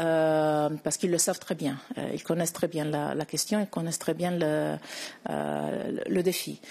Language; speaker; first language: French; non-native, fluent; Italian